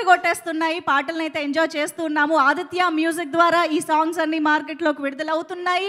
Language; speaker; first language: Telugu; native; Telugu